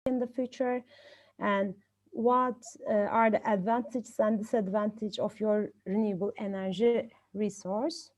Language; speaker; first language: English; non-native, fluent; Turkish